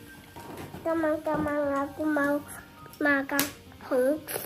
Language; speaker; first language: Indonesian; early bilingual, heritage; Indonesian